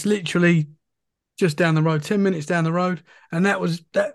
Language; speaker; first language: English; native; English